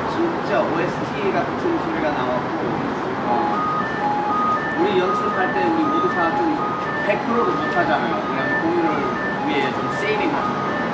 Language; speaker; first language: Korean; early bilingual, heritage; English